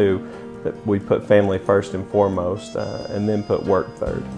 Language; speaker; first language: English; native; English